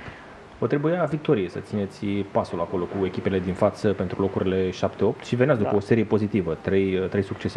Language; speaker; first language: Romanian; native; Romanian